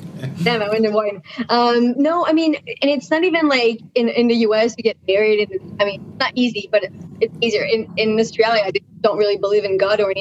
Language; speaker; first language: English; non-native, fluent; French